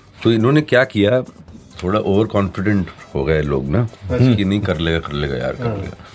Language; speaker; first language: Hindi; native; Hindi